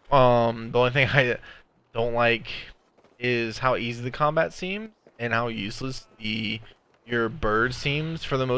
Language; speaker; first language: English; native; English